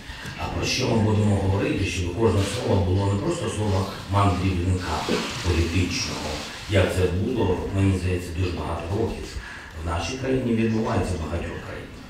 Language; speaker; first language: Ukrainian; non-native, local second language; Russian